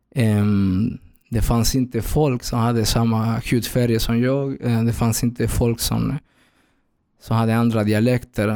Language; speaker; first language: Swedish; non-native, fluent; Spanish